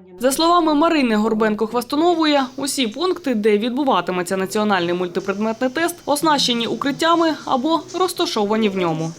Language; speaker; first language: Ukrainian; native; Ukrainian